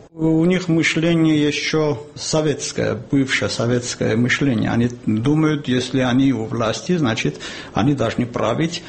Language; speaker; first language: Russian; non-native, local second language; Armenian